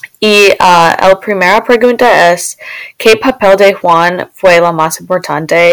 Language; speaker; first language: Spanish; non-native, learner; English